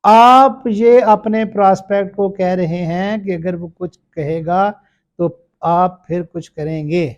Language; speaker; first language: Urdu; non-native, local second language; Punjabi